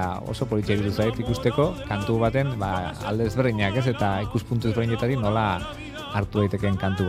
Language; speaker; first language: Basque; native; Basque